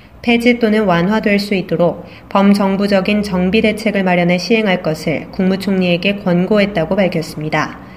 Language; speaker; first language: Korean; native; Korean